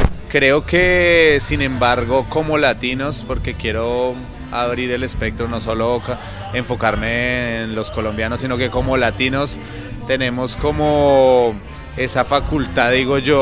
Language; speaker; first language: Spanish; native; Spanish